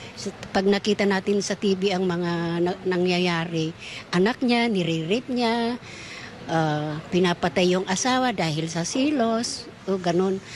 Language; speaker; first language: Filipino; non-native, local second language; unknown